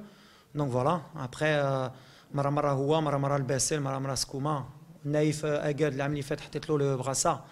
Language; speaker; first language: French; non-native, local second language; Arabic